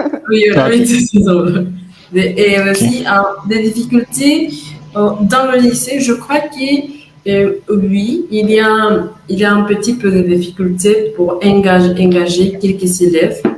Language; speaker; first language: French; non-native, fluent; Spanish